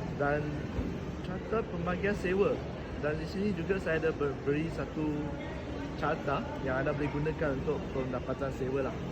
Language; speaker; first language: Malay; non-native, local second language; Chinese